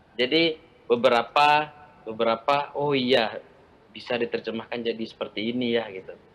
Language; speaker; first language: Indonesian; non-native, local second language; Minangkabau